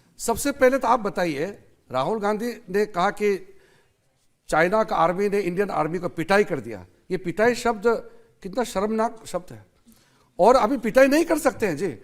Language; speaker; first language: Hindi; non-native, local second language; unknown